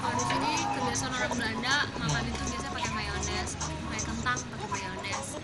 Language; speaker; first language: Indonesian; native; Indonesian